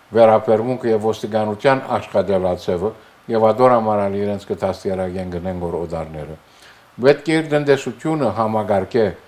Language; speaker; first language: Armenian; early bilingual, heritage; Armenian